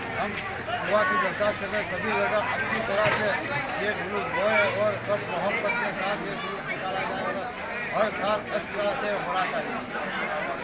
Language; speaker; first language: Hindi; non-native, local second language; Gujarati